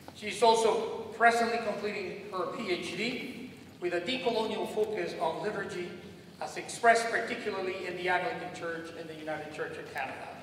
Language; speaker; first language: English; non-native, fluent; Spanish